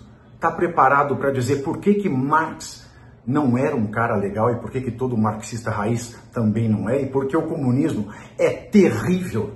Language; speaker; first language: Portuguese; native; Portuguese